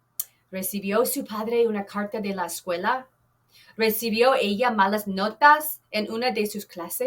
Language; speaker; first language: Spanish; non-native, fluent; English